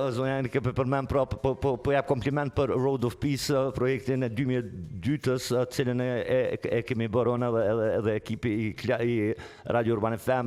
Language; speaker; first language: Albanian; native; Albanian